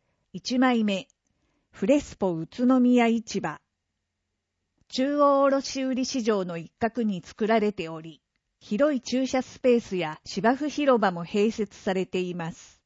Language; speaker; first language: Japanese; native; Japanese